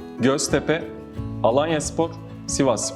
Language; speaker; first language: Turkish; native; Turkish